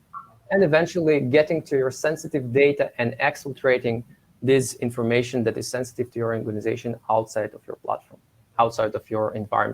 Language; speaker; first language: English; non-native, fluent; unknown